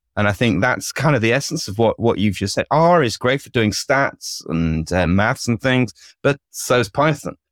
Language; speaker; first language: English; native; English